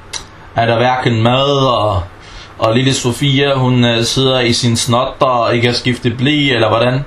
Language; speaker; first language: Danish; non-native, fluent; Arabic